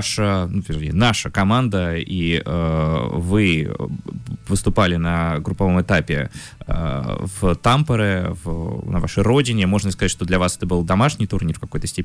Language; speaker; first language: Russian; native; Russian